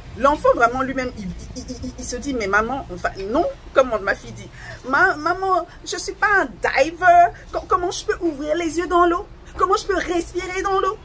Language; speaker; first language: French; non-native, local second language; Lingala